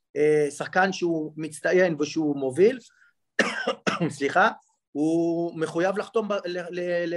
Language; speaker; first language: Hebrew; native; Hebrew